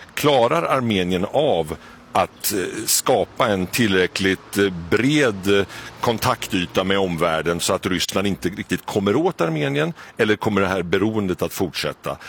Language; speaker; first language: Swedish; native; Swedish